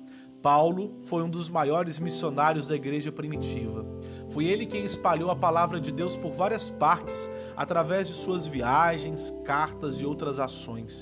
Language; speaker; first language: Portuguese; native; Portuguese